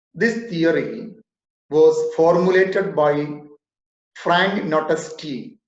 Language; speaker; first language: English; non-native, local second language; Malayalam